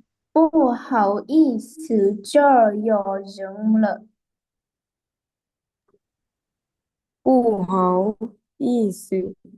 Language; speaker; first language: Chinese; non-native, learner; Lao